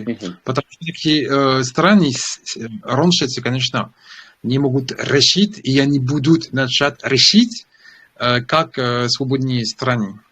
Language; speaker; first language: Russian; non-native, learner; French